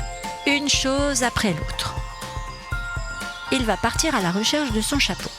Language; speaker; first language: French; native; French